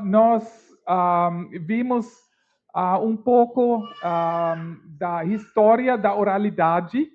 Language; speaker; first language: Portuguese; non-native, learner; English